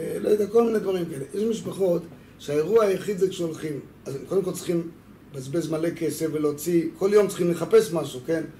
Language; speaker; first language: Hebrew; non-native, fluent; French